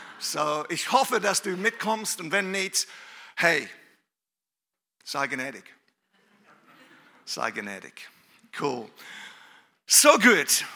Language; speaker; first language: German; non-native, fluent; English